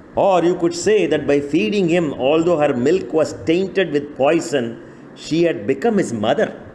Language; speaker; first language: English; non-native, local second language; Tamil